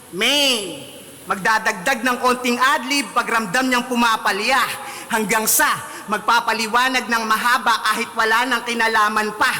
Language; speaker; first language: Filipino; native; Filipino